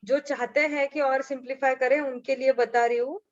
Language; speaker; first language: Hindi; non-native, local second language; Marathi